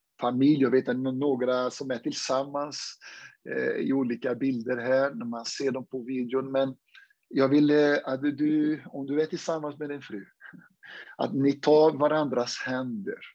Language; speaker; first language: Swedish; non-native, fluent; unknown